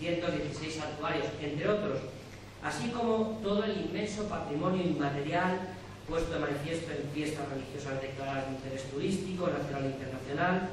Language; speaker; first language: Spanish; native; Spanish